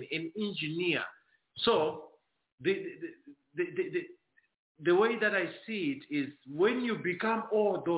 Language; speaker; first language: English; non-native, local second language; Shona